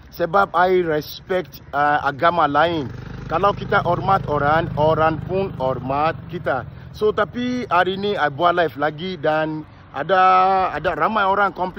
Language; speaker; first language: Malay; non-native, fluent; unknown